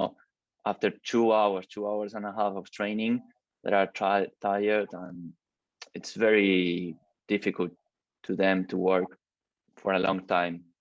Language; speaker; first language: English; non-native, learner; Spanish